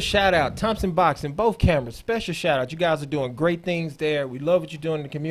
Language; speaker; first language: English; native; English